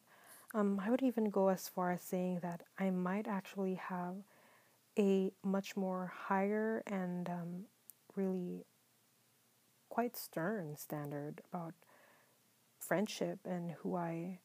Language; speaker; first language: English; non-native, local second language; Filipino